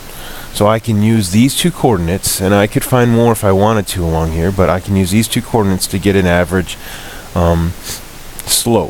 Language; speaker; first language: English; native; English